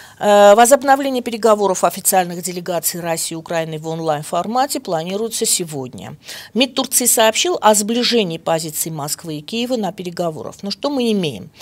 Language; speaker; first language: Russian; non-native, local second language; Armenian